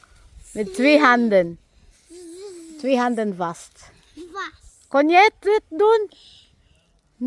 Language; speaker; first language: Dutch; non-native, learner; Filipino